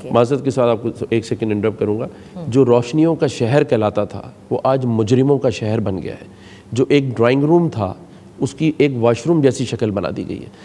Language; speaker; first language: Urdu; native; Urdu